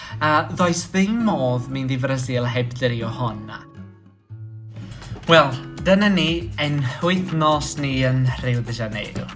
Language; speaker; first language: Welsh; non-native, fluent; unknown